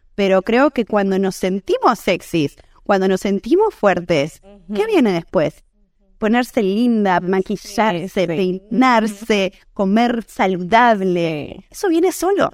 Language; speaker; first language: Spanish; native; Spanish